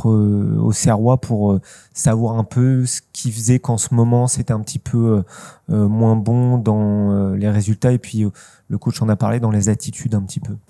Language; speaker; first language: French; native; French